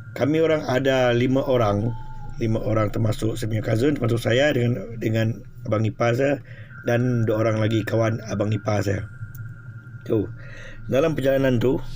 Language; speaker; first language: Malay; non-native, local second language; Iban